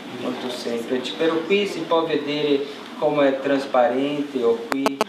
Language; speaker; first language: Italian; non-native, learner; Portuguese